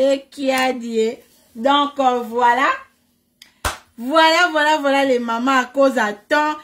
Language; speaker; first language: French; non-native, local second language; Lingala